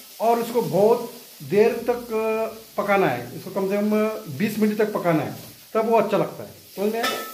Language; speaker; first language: Hindi; non-native, local second language; Marathi